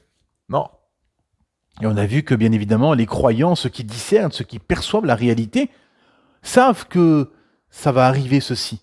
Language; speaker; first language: French; native; French